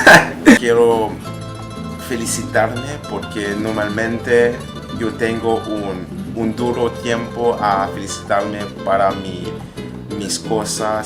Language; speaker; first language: Spanish; non-native, learner; French